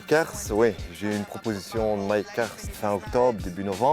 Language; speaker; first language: French; native; French